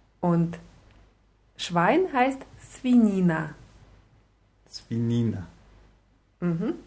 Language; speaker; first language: German; non-native, fluent; Russian